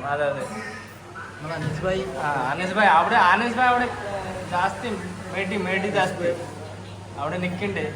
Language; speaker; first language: Malayalam; non-native, learner; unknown